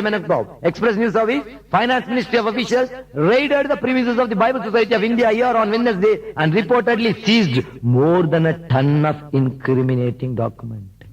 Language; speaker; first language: English; non-native, local second language; Tamil